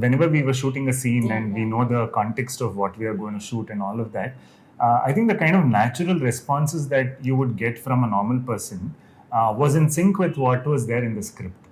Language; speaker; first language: English; non-native, local second language; Kannada